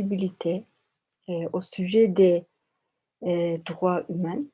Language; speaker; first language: French; non-native, learner; Turkish